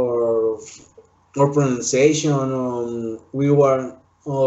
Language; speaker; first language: English; non-native, learner; Spanish